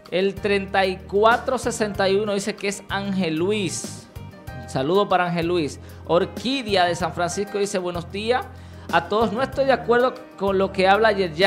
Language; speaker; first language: Spanish; native; Spanish